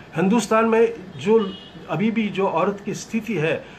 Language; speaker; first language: Hindi; native; Hindi